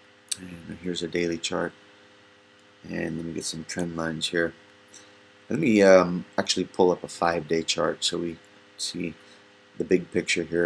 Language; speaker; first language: English; native; English